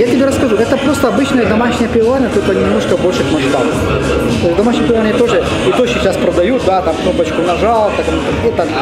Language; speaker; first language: Russian; native; Russian